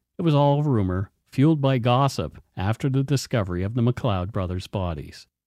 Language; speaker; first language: English; native; English